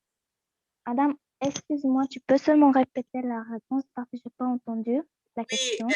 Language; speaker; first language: French; non-native, learner; Arabic